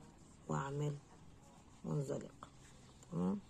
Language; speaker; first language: Arabic; native; Arabic